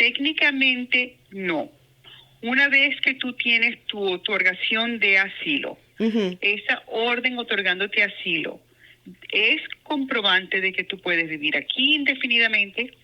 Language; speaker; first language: Spanish; non-native, local second language; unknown